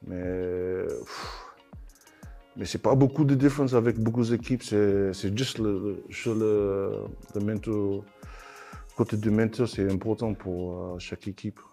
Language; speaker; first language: French; non-native, learner; English